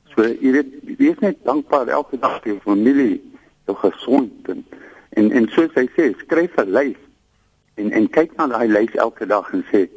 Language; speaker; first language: Afrikaans; non-native, fluent; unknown